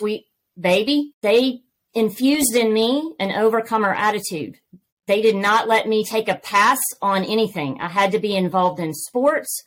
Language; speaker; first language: English; native; English